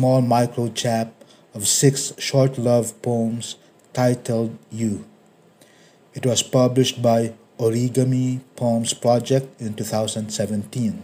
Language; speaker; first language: English; non-native, local second language; Filipino